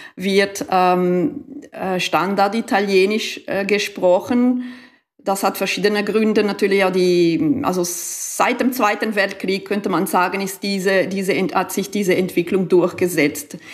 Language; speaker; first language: German; non-native, local second language; Italian